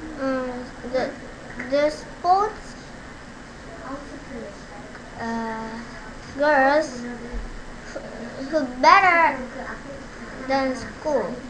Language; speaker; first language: English; non-native, learner; Korean